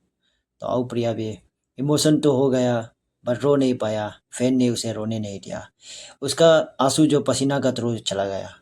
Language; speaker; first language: Hindi; non-native, local second language; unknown